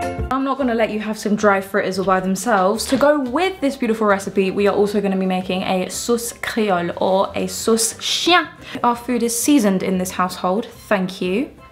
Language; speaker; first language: English; early bilingual, other home language; French